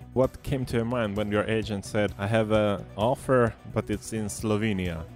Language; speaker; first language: English; non-native, fluent; Finnish